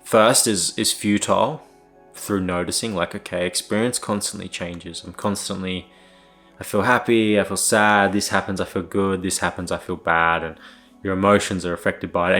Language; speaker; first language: English; native; English